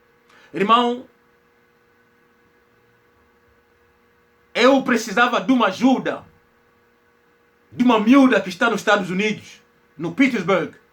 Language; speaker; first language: Portuguese; non-native, local second language; Kongo